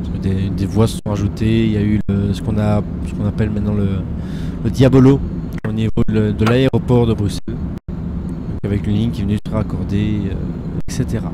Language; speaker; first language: French; native; French